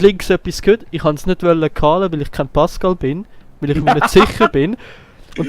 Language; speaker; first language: German; native; German